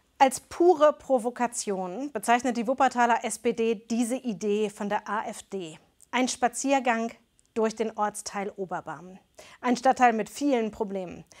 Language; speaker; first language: German; native; German